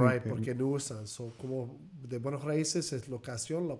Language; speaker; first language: Spanish; early bilingual, heritage; English